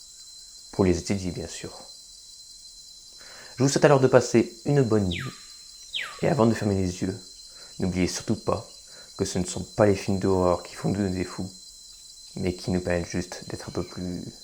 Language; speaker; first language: French; native; French